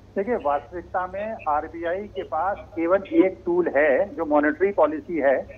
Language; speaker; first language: Hindi; native; Hindi